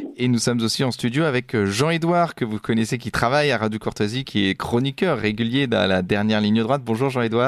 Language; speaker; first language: French; native; French